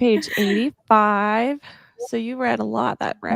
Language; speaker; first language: English; native; English